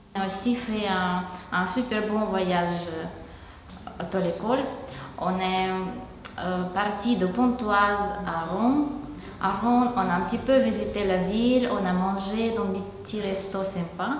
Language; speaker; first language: French; non-native, fluent; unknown